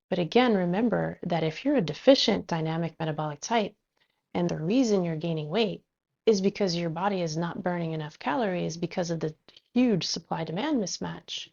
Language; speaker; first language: English; native; English